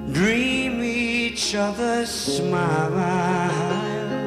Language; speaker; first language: English; native; English